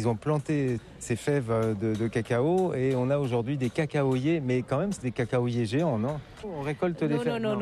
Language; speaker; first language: French; native; French